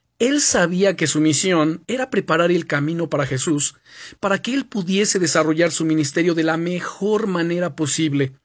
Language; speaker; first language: Spanish; native; Spanish